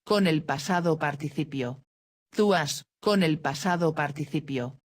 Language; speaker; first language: Spanish; non-native, fluent; Dutch